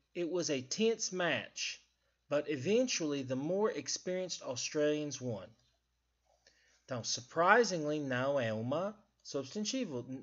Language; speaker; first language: English; native; English